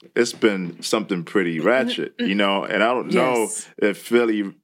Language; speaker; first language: English; non-native, local second language; Igbo